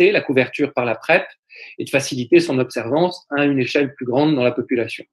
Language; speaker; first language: French; native; French